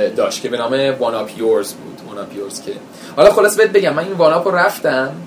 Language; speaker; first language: Persian; early bilingual, heritage; Persian